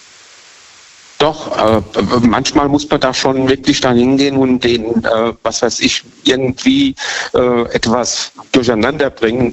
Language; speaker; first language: German; native; German